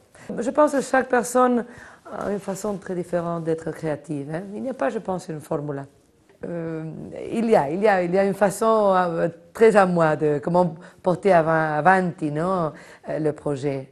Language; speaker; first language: French; non-native, fluent; Spanish